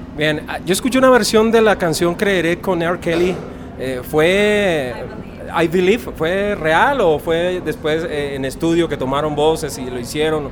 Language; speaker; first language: Spanish; native; Spanish